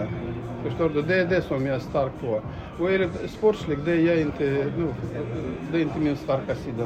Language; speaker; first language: Swedish; non-native, fluent; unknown